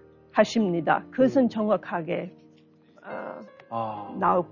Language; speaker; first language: Korean; non-native, learner; English